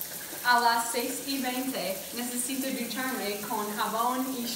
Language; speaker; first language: Spanish; non-native, learner; English